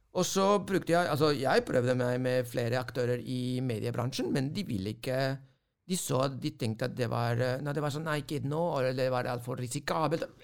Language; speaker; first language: Norwegian; non-native, fluent; Spanish